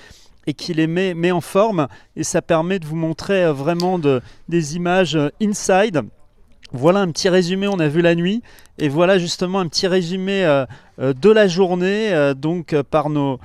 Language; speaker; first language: French; native; French